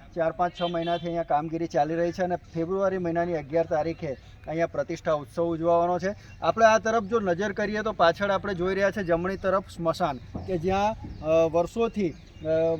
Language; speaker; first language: Gujarati; native; Gujarati